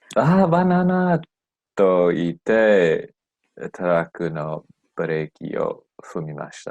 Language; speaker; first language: Japanese; non-native, learner; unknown